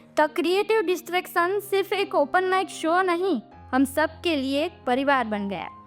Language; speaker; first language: Hindi; non-native, local second language; Gujarati